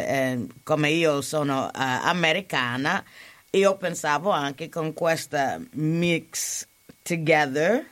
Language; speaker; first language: Italian; non-native, learner; English